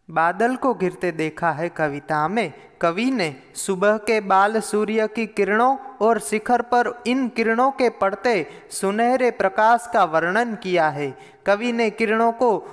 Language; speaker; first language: Hindi; non-native, local second language; Gujarati